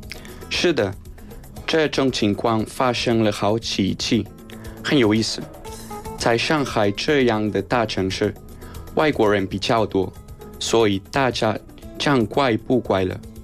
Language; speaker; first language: Chinese; non-native, fluent; Spanish